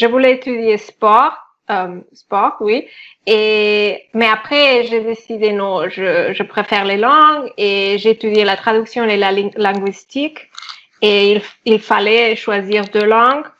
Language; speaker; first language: French; non-native, fluent; Catalan